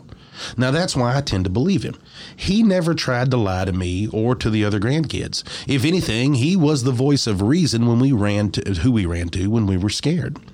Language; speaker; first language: English; native; English